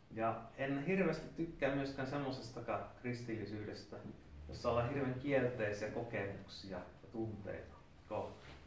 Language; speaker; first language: Finnish; native; Finnish